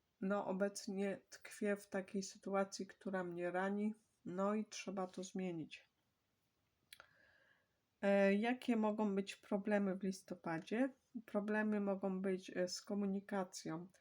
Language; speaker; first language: Polish; native; Polish